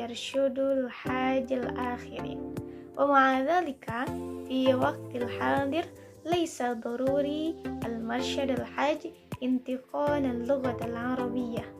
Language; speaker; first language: Arabic; non-native, learner; Indonesian